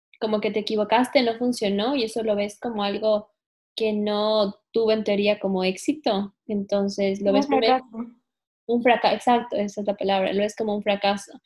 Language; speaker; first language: Spanish; native; Spanish